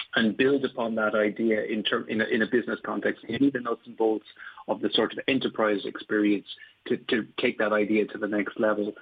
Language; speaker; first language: English; native; English